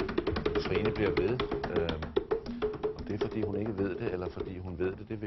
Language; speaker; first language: Danish; native; Danish